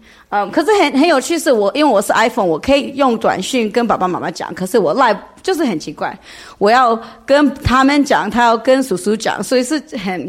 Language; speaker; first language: Chinese; early bilingual, heritage; English